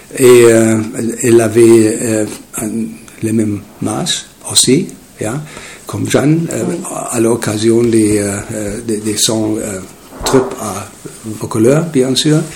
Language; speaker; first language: French; non-native, learner; German